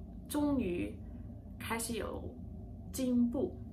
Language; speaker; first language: Chinese; non-native, learner; English